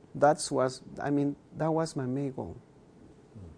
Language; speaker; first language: English; non-native, fluent; Kʼicheʼ